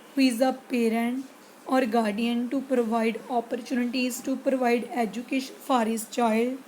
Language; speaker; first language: English; non-native, local second language; Punjabi